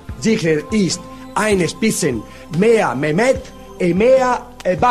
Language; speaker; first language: German; non-native, learner; Italian